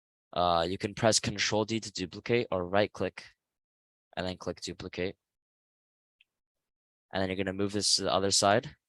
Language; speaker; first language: English; native; English